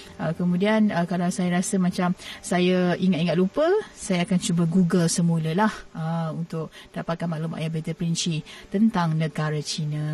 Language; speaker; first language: Malay; native; Malay